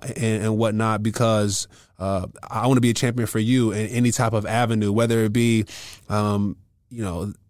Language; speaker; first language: English; native; English